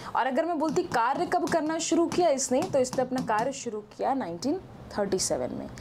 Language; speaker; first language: Hindi; native; Hindi